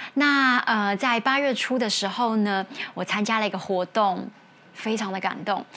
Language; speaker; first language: Chinese; non-native, local second language; Min Nan Chinese